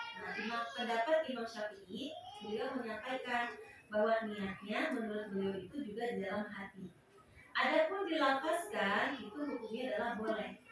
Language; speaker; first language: Indonesian; non-native, local second language; Sundanese